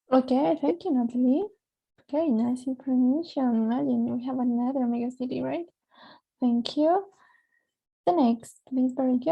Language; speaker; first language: English; non-native, fluent; Spanish